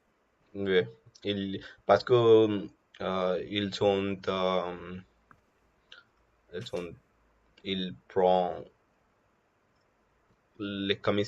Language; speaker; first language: French; non-native, learner; Telugu